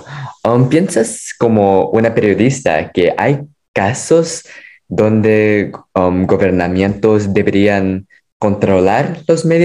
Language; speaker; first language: Spanish; non-native, fluent; English